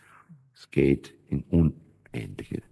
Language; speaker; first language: German; non-native, fluent; Russian